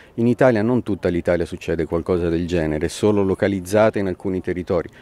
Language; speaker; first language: Italian; native; Italian